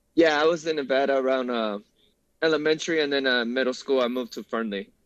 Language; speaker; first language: English; early bilingual, other home language; Spanish